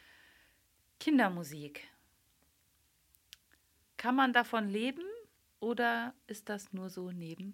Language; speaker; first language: German; native; German